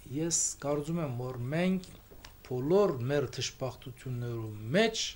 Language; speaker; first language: Armenian; early bilingual, heritage; Armenian